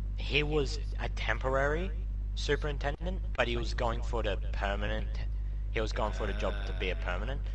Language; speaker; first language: English; native; English